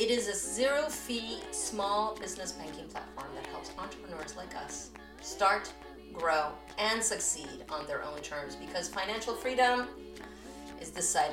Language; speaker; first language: English; early bilingual, other home language; Spanish